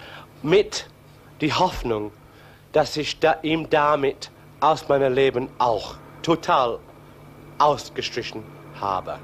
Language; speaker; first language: German; non-native, fluent; English